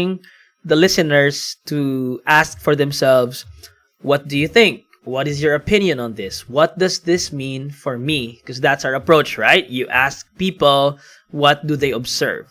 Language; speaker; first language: English; non-native, local second language; Filipino